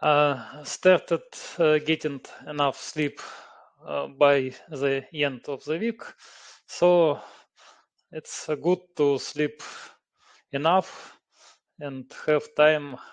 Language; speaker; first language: English; non-native, learner; Russian